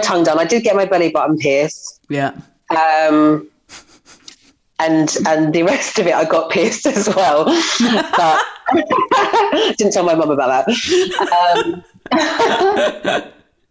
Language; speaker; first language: English; native; English